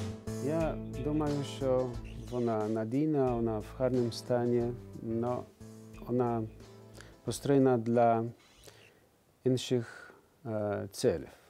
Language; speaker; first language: Ukrainian; non-native, learner; Polish